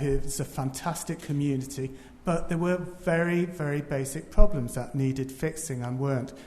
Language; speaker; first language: English; native; English